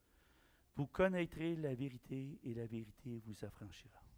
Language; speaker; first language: French; native; French